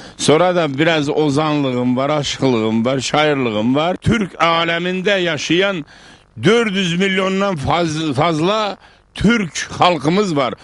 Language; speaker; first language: Turkish; early bilingual, heritage; Turkish